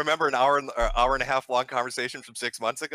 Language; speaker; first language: English; native; English